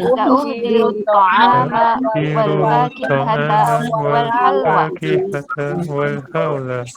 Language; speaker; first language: Arabic; non-native, learner; Indonesian